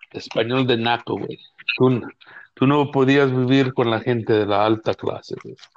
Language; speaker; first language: Spanish; early bilingual, heritage; Spanish